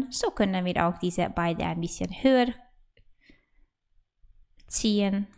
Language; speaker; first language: German; non-native, fluent; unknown